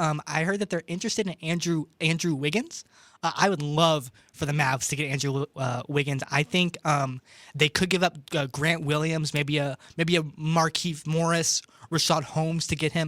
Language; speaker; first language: English; native; English